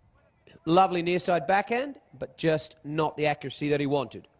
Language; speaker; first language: English; native; English